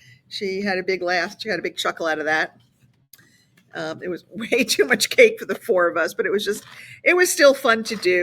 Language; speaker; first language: English; native; English